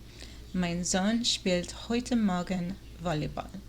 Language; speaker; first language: German; non-native, learner; English